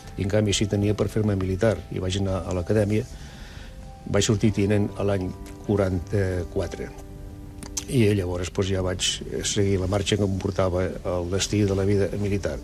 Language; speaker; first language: Catalan; early bilingual, other home language; Basque